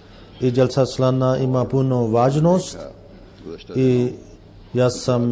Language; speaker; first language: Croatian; non-native, fluent; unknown